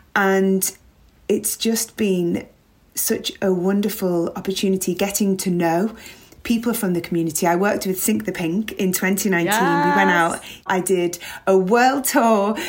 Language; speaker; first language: English; native; English